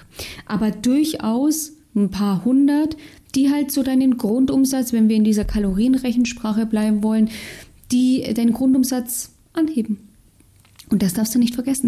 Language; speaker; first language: German; native; German